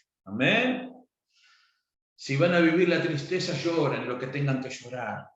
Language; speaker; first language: Spanish; native; Spanish